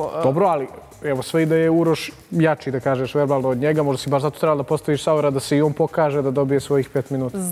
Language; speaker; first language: Serbian; native; Serbian